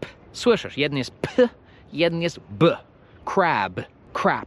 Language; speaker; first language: Polish; non-native, fluent; English